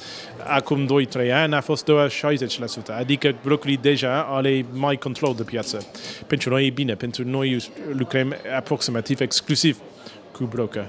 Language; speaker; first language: Romanian; non-native, learner; English